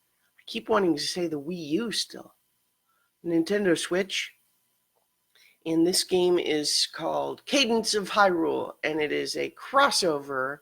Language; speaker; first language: English; native; English